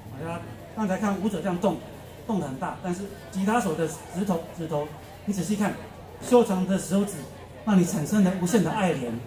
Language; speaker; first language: Chinese; native; Chinese